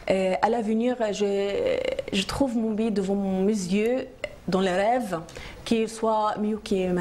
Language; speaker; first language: French; non-native, learner; Arabic